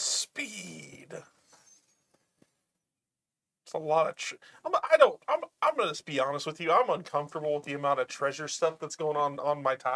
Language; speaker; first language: English; native; English